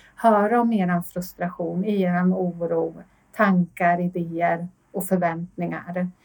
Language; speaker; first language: Swedish; native; Swedish